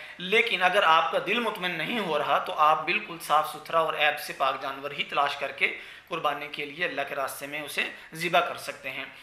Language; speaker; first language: Urdu; non-native, local second language; Punjabi